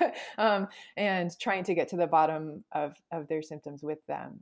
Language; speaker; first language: English; native; English